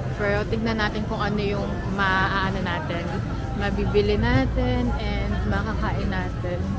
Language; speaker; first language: Filipino; native; Filipino